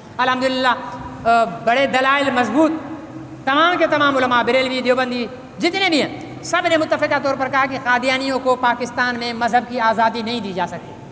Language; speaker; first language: Urdu; native; Urdu